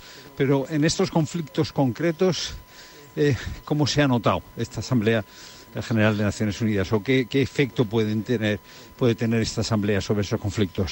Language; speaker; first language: Spanish; native; Spanish